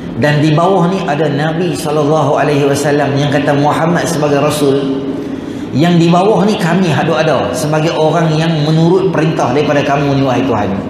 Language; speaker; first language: Malay; native; Malay